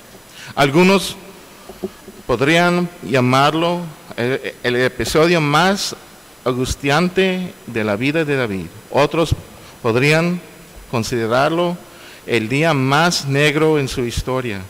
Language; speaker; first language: Spanish; non-native, fluent; English